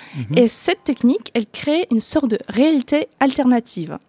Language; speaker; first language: French; non-native, fluent; Ukrainian